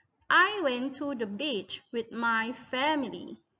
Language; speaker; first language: English; non-native, fluent; Thai